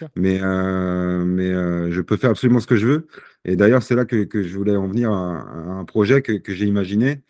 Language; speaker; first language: French; native; French